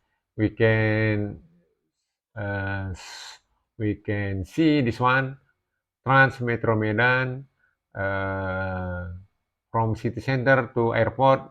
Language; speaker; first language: English; non-native, learner; Indonesian